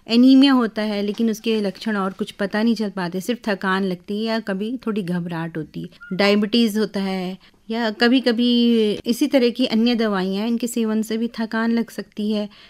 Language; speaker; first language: Hindi; native; Hindi